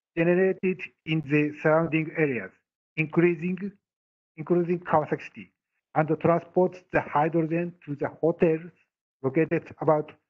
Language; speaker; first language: English; non-native, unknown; Japanese